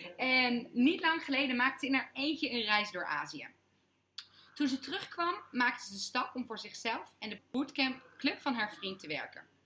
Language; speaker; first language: Dutch; native; Dutch